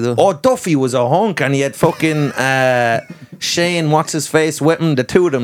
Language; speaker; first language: English; native; English